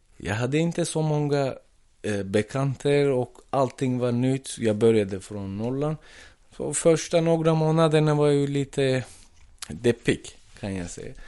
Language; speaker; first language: Swedish; non-native, fluent; Turkish